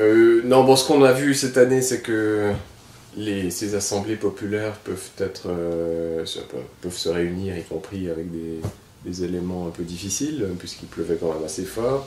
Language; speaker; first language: French; native; French